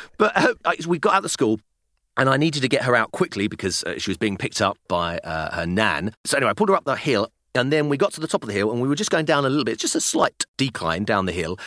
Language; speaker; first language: English; native; English